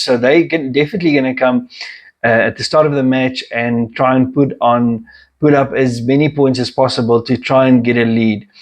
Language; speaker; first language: English; non-native, local second language; Afrikaans